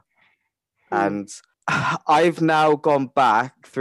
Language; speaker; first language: English; native; English